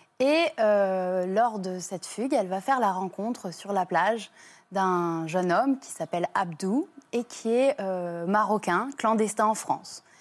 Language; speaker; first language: French; native; French